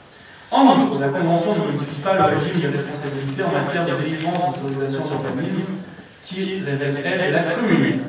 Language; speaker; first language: French; native; French